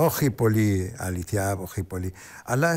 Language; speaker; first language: Greek; non-native, learner; Arabic